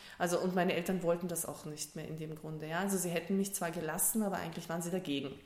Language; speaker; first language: German; early bilingual, other home language; Russian